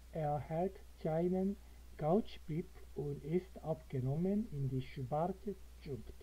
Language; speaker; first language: German; non-native, learner; Korean